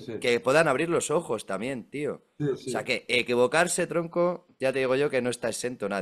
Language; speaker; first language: Spanish; native; Spanish